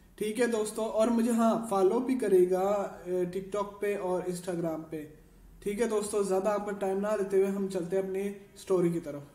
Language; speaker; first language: Urdu; non-native, local second language; Punjabi